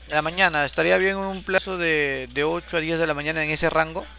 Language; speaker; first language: Spanish; native; Spanish